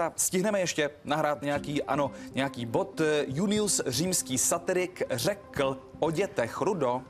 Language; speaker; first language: Czech; native; Czech